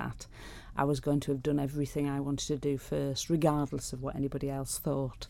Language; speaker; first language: English; native; English